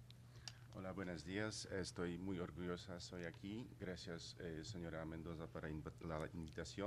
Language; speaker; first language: Spanish; non-native, learner; Polish